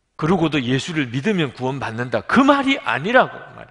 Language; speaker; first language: Korean; native; Korean